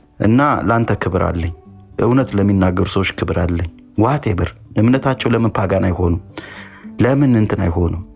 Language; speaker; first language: Amharic; native; Amharic